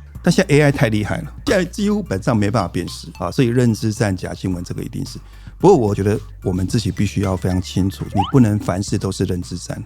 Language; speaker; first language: Chinese; native; Chinese